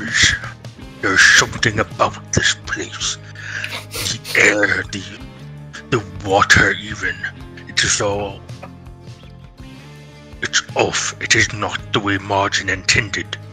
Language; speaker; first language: English; native; English